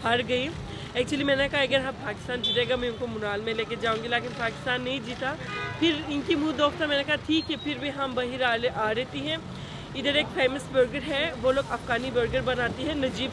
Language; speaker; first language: Hindi; non-native, learner; Turkish